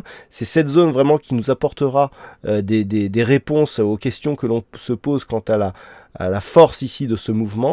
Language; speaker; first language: French; native; French